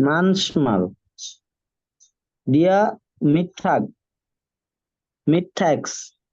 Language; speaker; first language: German; non-native, learner; Bangla